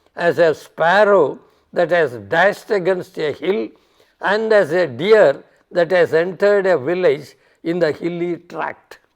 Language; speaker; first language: English; non-native, local second language; Tamil